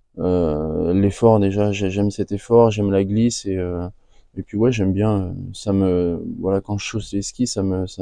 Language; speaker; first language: French; native; French